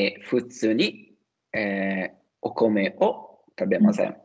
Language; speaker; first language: Japanese; non-native, learner; Italian